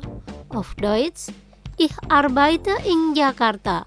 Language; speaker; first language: German; non-native, learner; Indonesian